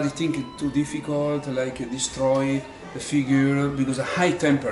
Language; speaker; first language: English; non-native, learner; Italian